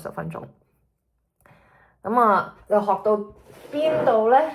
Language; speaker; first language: Cantonese; early bilingual, heritage; Cantonese